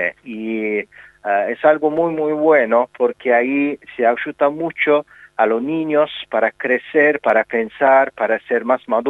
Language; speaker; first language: Spanish; non-native, fluent; Azerbaijani